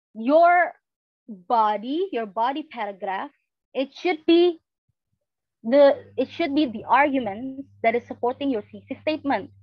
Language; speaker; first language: English; non-native, fluent; Indonesian